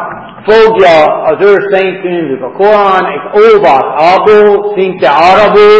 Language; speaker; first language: Hungarian; non-native, fluent; English